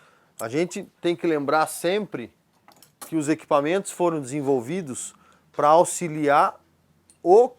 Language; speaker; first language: Portuguese; native; Portuguese